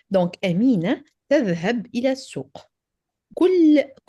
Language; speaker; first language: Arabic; non-native, fluent; French